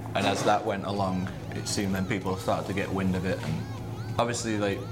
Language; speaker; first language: English; native; English